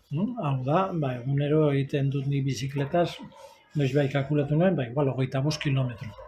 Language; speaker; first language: Basque; non-native, local second language; Spanish